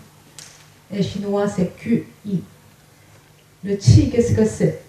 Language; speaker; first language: French; non-native, fluent; Chinese